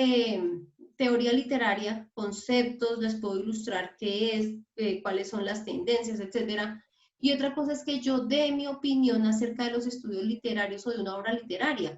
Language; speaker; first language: Spanish; native; Spanish